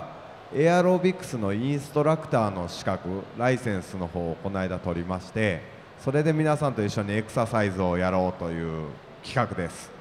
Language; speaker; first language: Japanese; native; Japanese